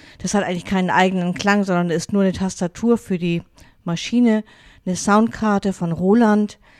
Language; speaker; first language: German; non-native, local second language; Low German